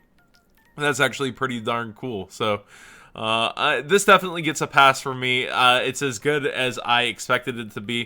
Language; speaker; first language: English; native; English